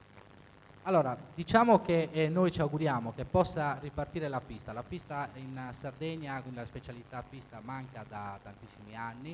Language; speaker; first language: Italian; native; Italian